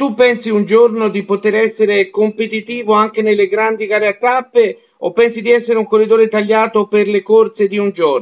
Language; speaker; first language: Italian; native; Italian